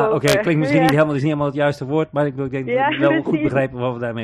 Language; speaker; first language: Dutch; native; Dutch